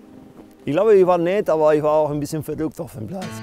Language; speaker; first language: German; non-native, fluent; Spanish